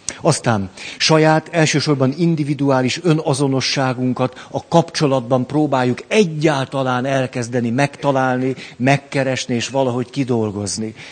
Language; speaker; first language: Hungarian; native; Hungarian